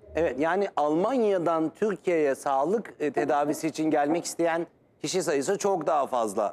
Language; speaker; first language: Turkish; native; Turkish